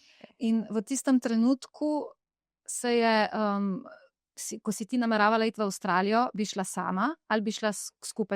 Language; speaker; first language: Slovenian; native; Slovenian